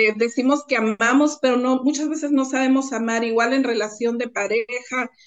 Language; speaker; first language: Spanish; native; Spanish